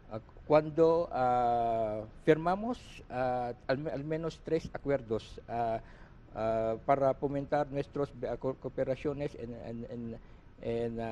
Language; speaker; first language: Spanish; non-native, learner; Filipino